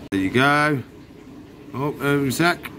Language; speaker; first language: English; native; English